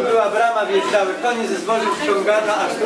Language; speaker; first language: Polish; native; Polish